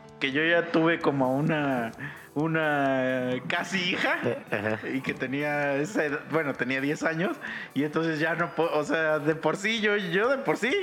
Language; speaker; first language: Spanish; native; Spanish